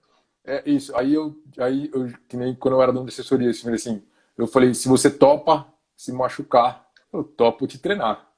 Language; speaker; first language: Portuguese; native; Portuguese